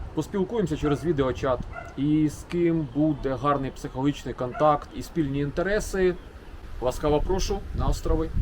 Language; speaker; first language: Ukrainian; non-native, local second language; Russian